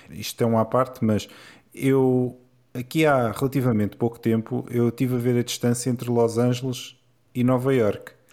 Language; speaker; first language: Portuguese; native; Portuguese